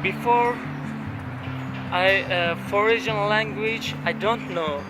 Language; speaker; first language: English; non-native, learner; Turkish